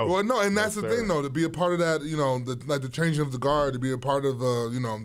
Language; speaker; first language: English; native; English